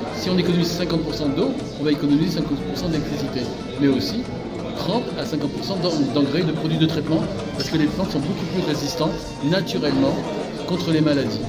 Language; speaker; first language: French; native; French